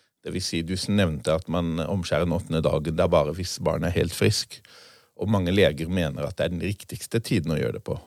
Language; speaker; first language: Norwegian; non-native, fluent; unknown